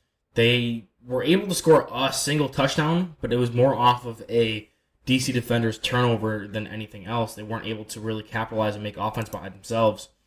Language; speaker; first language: English; native; English